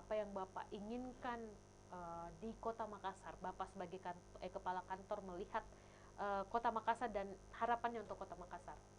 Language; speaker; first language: Indonesian; native; Indonesian